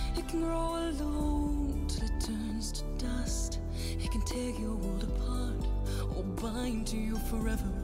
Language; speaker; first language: Swedish; native; Swedish